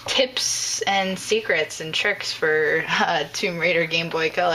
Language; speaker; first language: English; native; English